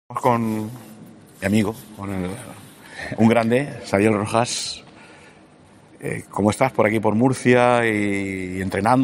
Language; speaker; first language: Spanish; native; Spanish